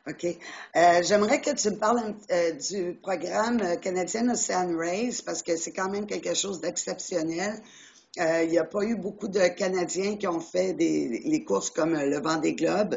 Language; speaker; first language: French; native; French